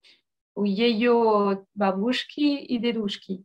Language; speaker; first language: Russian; non-native, learner; French